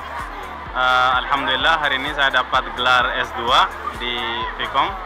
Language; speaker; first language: Indonesian; non-native, fluent; Arabic